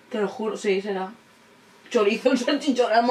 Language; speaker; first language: Spanish; native; Spanish